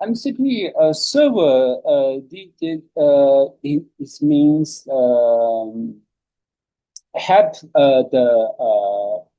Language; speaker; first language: English; non-native, learner; Chinese